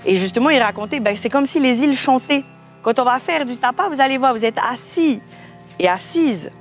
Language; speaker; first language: French; native; French